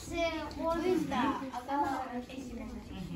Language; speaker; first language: Estonian; non-native, local second language; Russian